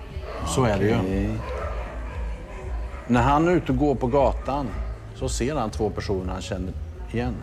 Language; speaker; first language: Swedish; native; Swedish